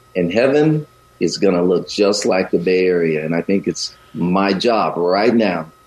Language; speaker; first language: English; native; English